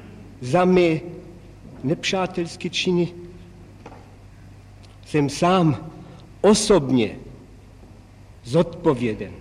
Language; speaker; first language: Czech; non-native, local second language; German